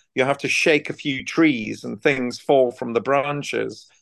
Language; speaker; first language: English; native; English